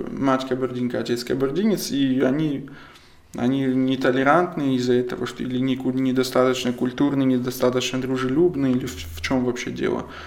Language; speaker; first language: Russian; non-native, local second language; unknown